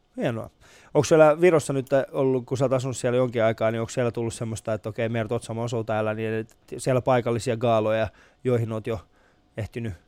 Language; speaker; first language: Finnish; early bilingual, other home language; Persian